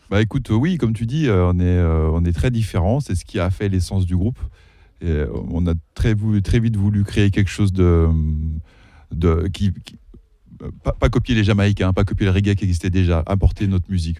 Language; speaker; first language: French; early bilingual, other home language; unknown